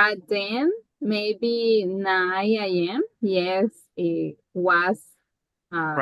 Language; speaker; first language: English; non-native, learner; Spanish